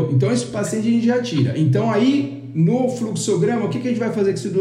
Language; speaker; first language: Portuguese; native; Portuguese